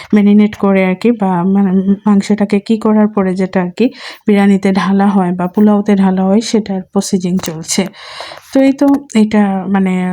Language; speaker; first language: Bangla; non-native, local second language; Sylheti